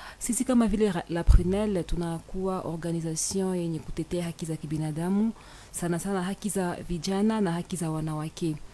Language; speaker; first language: Swahili; native; Swahili